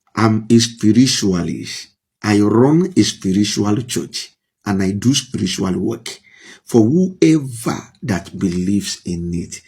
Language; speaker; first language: English; non-native, local second language; Yoruba